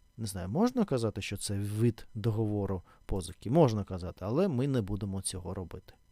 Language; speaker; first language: Ukrainian; non-native, local second language; Russian